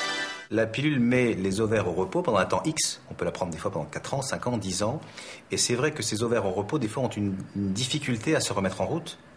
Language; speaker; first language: French; native; French